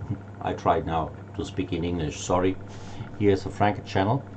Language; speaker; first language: English; non-native, learner; German